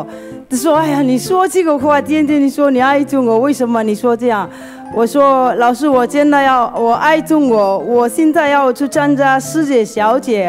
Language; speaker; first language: Chinese; non-native, learner; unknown